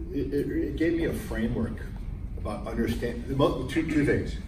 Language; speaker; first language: English; native; English